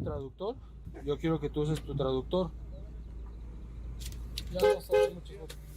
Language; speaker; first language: Spanish; native; Spanish